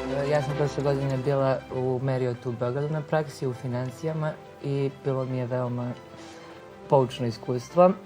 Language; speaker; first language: Bosnian; native; Bosnian